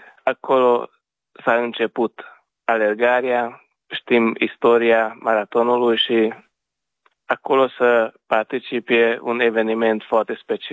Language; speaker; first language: Romanian; early bilingual, heritage; Romanian